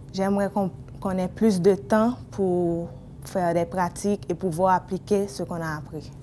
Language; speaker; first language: French; non-native, local second language; Haitian Creole